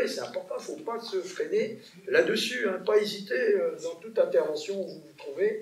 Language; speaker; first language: French; native; French